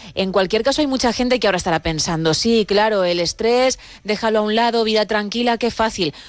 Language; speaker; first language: Spanish; native; Spanish